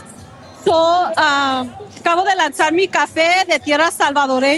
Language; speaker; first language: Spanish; early bilingual, heritage; Spanish